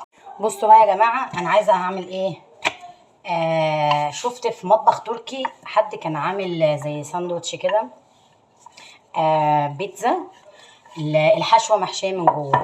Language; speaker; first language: Arabic; native; Arabic